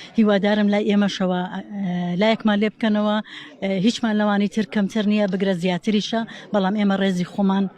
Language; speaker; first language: Central Kurdish; native; Central Kurdish